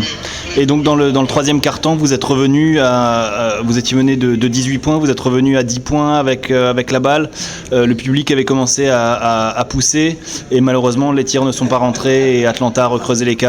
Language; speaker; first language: French; native; French